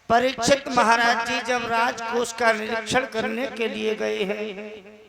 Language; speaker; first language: Hindi; native; Hindi